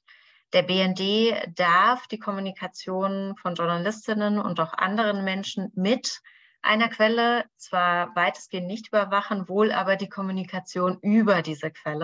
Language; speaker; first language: German; native; German